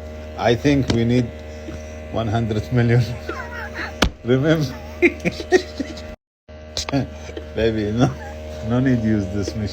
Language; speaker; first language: English; non-native, learner; Arabic